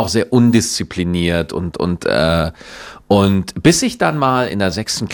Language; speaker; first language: German; native; German